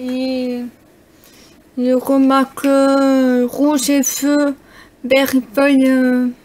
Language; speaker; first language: French; non-native, learner; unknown